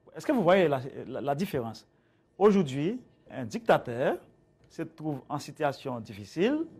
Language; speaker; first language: French; native; French